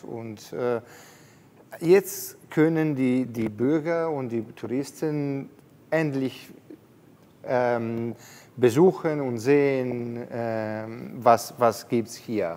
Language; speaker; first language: German; non-native, fluent; Italian